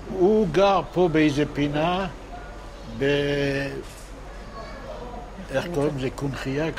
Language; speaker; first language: Hebrew; non-native, local second language; Yiddish